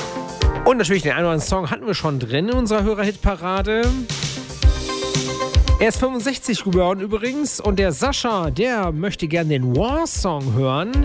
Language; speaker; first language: German; native; German